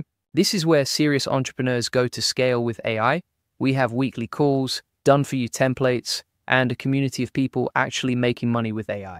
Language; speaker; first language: English; native; English